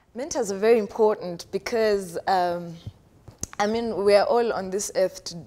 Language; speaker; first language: English; non-native, local second language; Shona